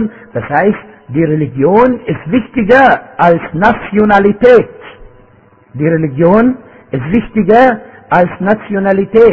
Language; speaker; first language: German; non-native, fluent; Arabic